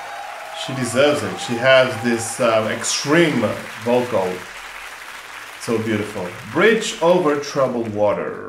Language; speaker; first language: English; non-native, fluent; Portuguese